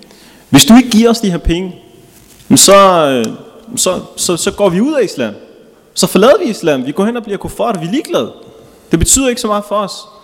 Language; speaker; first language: Danish; early bilingual, other home language; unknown